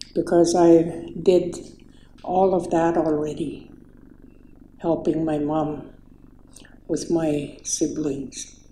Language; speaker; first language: English; native; English